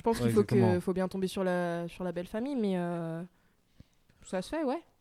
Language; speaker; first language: French; native; French